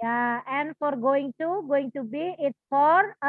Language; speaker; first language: English; non-native, fluent; Indonesian